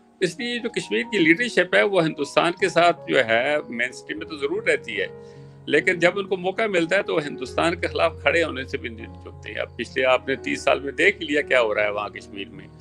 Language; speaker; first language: Urdu; native; Urdu